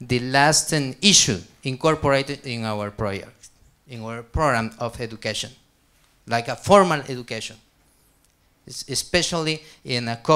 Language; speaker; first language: English; non-native, learner; Spanish